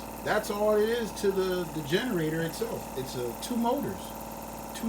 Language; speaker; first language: English; native; English